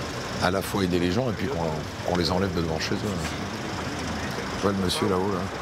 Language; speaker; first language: French; native; French